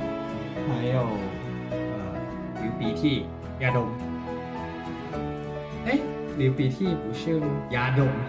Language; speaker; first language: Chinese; non-native, learner; Thai